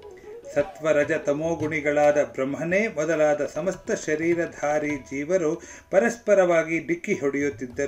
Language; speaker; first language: Kannada; native; Kannada